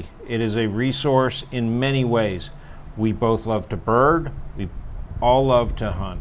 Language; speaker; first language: English; native; English